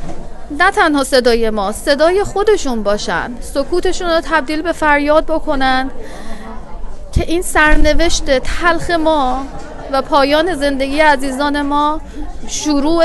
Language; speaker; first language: Persian; native; Persian